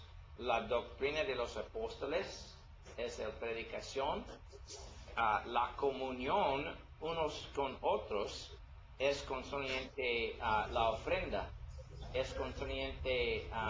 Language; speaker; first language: Spanish; non-native, learner; English